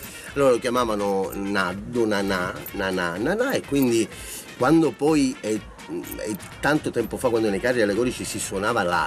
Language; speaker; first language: Italian; native; Italian